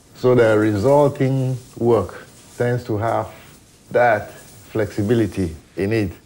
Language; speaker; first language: English; non-native, local second language; Ewe